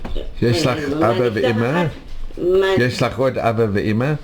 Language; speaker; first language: Hebrew; non-native, learner; English